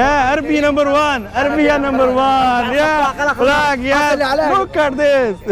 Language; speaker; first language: English; non-native, local second language; Urdu